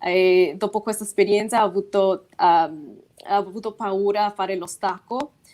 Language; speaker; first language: Italian; non-native, fluent; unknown